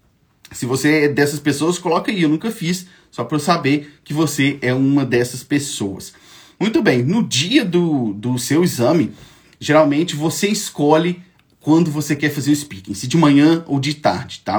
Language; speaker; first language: Portuguese; native; Portuguese